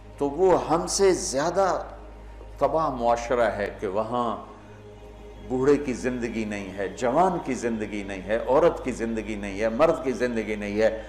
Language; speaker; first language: Urdu; non-native, local second language; Punjabi